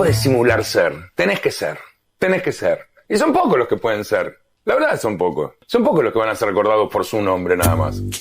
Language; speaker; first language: Spanish; native; Spanish